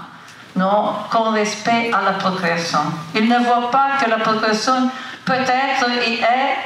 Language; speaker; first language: French; non-native, fluent; Italian